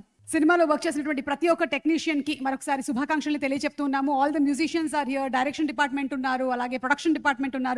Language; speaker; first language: Telugu; native; Telugu